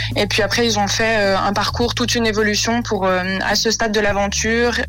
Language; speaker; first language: French; native; French